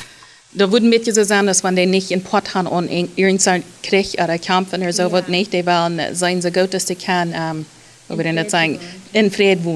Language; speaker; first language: German; non-native, learner; Plautdietsch